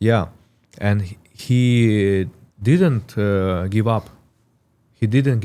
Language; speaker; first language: English; non-native, learner; Russian